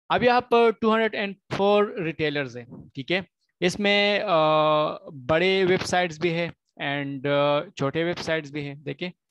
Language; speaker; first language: Urdu; non-native, local second language; Punjabi